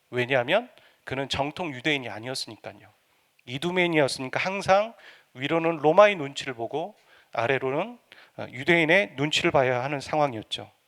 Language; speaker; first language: Korean; native; Korean